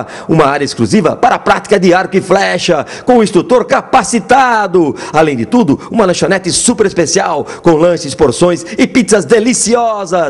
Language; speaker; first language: Portuguese; native; Portuguese